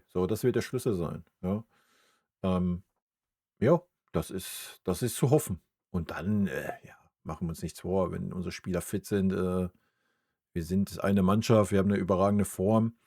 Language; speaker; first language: German; native; German